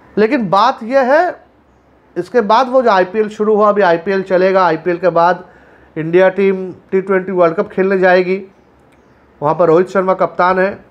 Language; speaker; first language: Hindi; non-native, local second language; Bangla